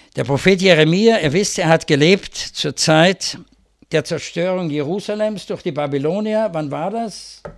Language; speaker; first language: German; native; German